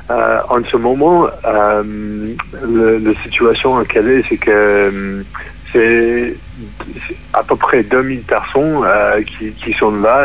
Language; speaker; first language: French; non-native, fluent; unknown